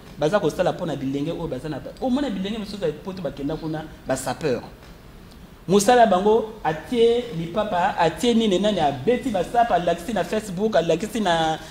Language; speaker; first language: Lingala; native; Lingala